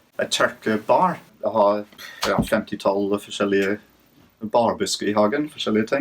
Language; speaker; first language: Norwegian; non-native, fluent; English